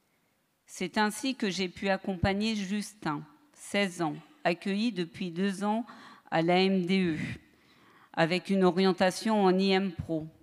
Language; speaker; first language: French; native; French